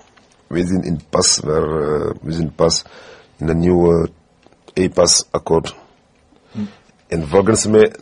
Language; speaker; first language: Dutch; non-native, fluent; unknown